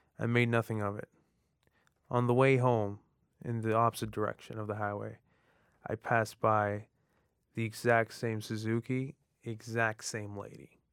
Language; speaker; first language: English; early bilingual, other home language; Arabic